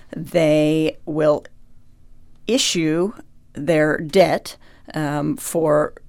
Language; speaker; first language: English; native; English